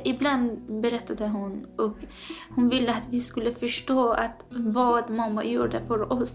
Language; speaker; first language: Swedish; non-native, fluent; Persian